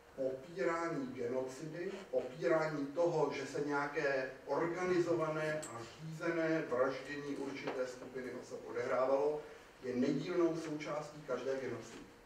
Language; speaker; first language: Czech; native; Czech